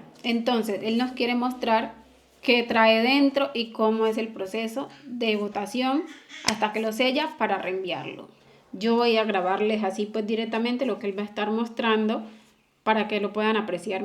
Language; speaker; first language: Spanish; native; Spanish